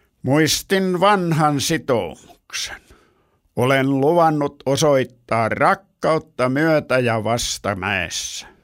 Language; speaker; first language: Finnish; native; Finnish